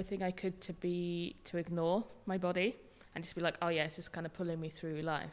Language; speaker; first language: English; native; English